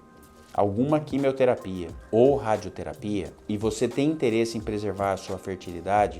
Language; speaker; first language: Portuguese; native; Portuguese